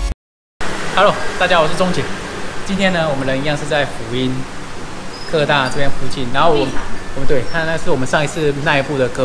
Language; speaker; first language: Chinese; native; Chinese